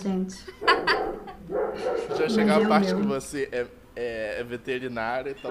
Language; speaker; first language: Portuguese; native; Portuguese